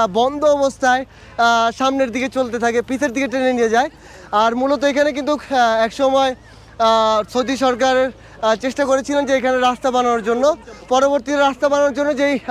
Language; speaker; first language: Bangla; native; Bangla